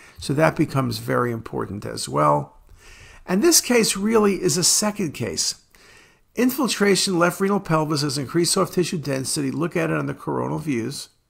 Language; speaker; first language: English; native; English